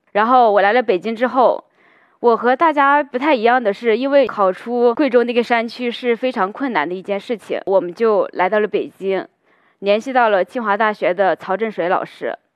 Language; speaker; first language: Chinese; native; Chinese